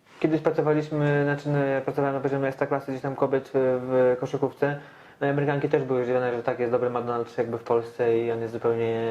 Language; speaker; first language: Polish; native; Polish